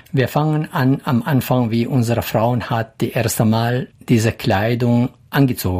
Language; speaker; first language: German; non-native, learner; Central Kurdish